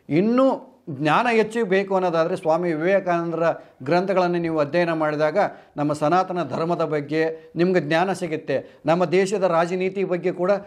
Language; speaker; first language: Kannada; non-native, local second language; Telugu